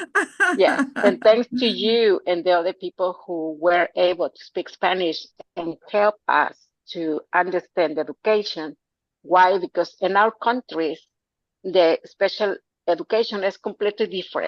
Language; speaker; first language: English; non-native, fluent; Spanish